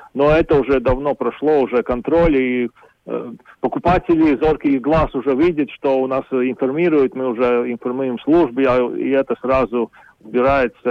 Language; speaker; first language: Russian; non-native, local second language; Latvian